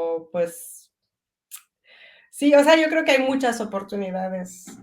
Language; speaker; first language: Spanish; early bilingual, heritage; French